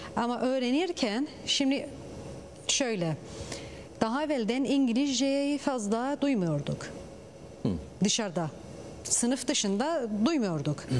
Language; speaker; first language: Turkish; early bilingual, heritage; Turkish